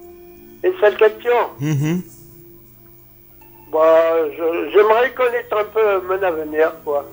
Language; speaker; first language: French; non-native, learner; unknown